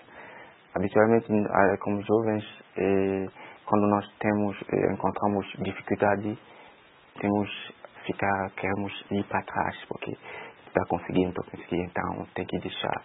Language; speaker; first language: Portuguese; non-native, local second language; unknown